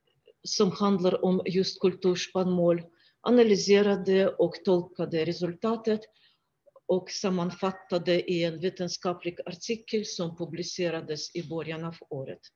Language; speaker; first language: Swedish; non-native, fluent; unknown